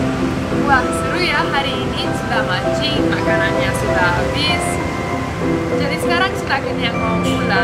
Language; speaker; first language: Indonesian; non-native, fluent; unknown